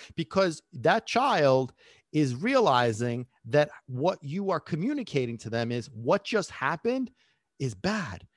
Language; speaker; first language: English; early bilingual, other home language; Italian